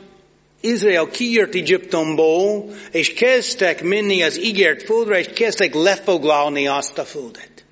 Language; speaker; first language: Hungarian; non-native, fluent; English